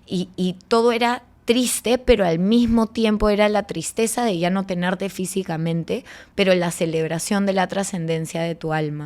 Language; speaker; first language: Spanish; native; Spanish